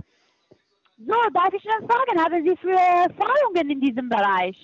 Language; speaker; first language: German; non-native, fluent; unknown